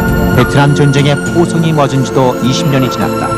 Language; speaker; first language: Korean; native; Korean